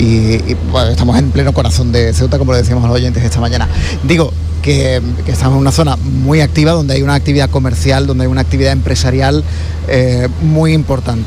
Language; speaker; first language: Spanish; native; Spanish